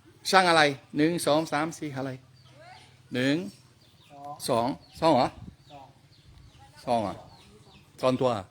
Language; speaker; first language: Thai; non-native, learner; French